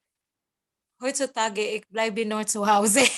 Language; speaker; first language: German; non-native, learner; Cebuano